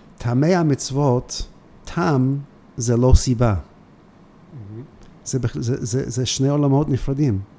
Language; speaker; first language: Hebrew; non-native, fluent; English